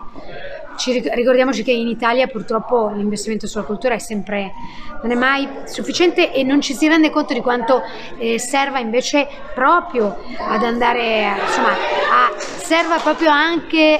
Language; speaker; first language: Italian; native; Italian